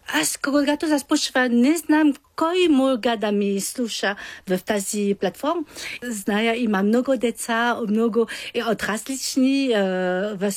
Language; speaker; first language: Bulgarian; non-native, learner; Chinese